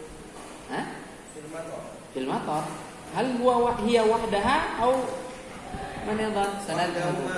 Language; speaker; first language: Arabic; non-native, fluent; Indonesian